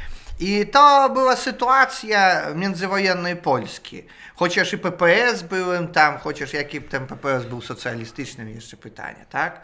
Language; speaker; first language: Polish; non-native, fluent; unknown